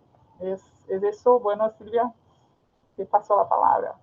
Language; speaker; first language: Spanish; non-native, fluent; Portuguese